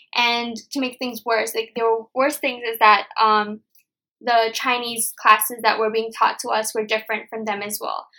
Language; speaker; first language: English; non-native, local second language; Nepali